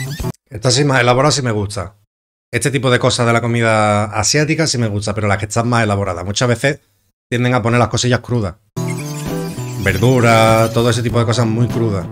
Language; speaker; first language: Spanish; native; Spanish